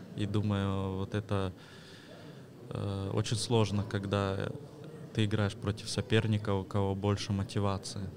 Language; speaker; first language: Russian; early bilingual, heritage; Russian